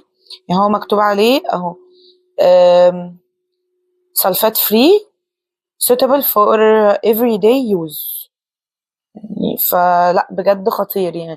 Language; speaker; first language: Arabic; native; Arabic